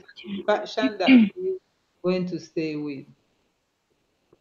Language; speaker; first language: English; non-native, learner; Spanish